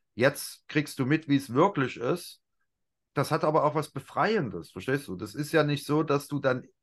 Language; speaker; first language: German; native; German